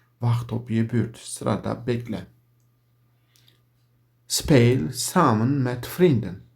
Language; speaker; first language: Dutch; non-native, learner; Turkish